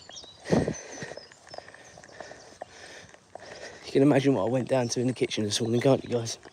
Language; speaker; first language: English; native; English